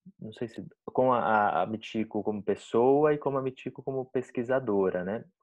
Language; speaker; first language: Portuguese; native; Portuguese